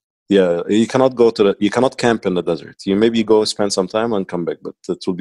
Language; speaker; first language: English; non-native, fluent; Arabic